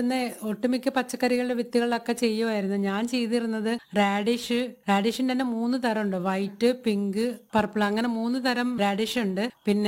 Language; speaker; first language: Malayalam; non-native, local second language; Tamil